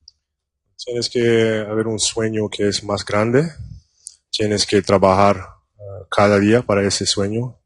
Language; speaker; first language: Spanish; non-native, learner; English